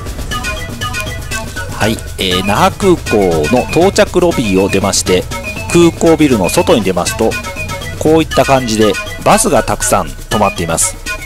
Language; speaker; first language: Japanese; native; Japanese